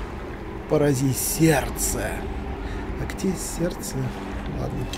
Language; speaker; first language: Russian; native; Russian